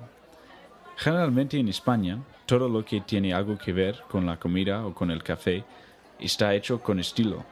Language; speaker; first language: Spanish; non-native, learner; English